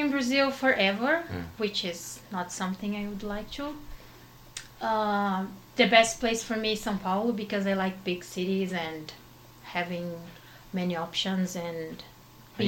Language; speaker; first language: English; non-native, fluent; Portuguese